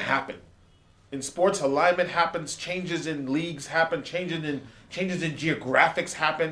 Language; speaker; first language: English; native; English